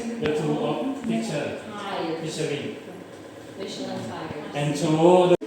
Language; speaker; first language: English; non-native, learner; Thai